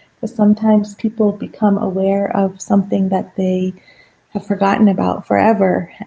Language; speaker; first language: English; non-native, fluent; Persian